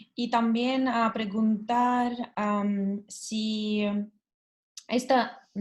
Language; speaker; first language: Spanish; non-native, learner; Russian